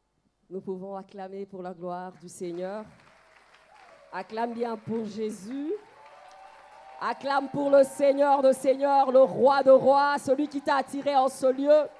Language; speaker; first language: French; non-native, local second language; Lingala